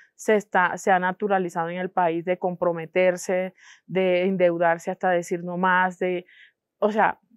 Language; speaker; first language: Spanish; non-native, local second language; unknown